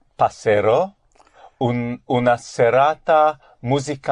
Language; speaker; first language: Italian; non-native, learner; English